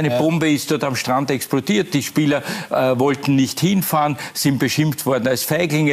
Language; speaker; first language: German; native; German